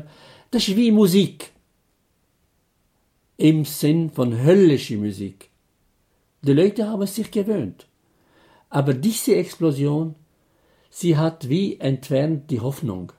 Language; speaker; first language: German; non-native, fluent; Arabic